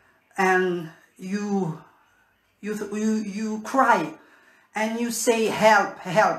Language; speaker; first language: English; non-native, learner; French